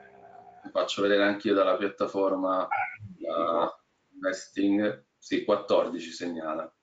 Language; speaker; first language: Italian; native; Italian